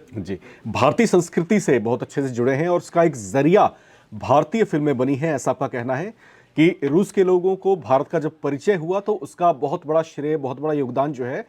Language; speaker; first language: Hindi; native; Hindi